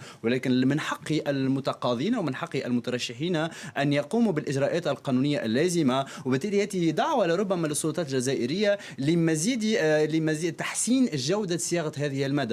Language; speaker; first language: Arabic; native; Arabic